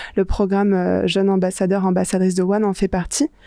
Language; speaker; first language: French; native; French